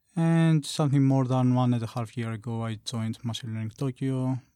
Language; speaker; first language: English; non-native, fluent; Greek